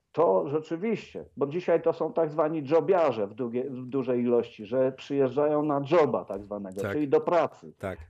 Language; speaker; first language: Polish; native; Polish